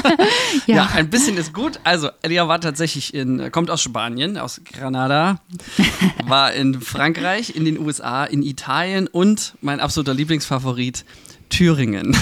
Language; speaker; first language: German; native; German